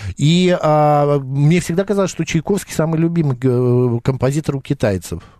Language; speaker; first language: Russian; native; Russian